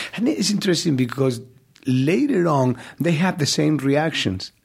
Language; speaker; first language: English; non-native, fluent; Spanish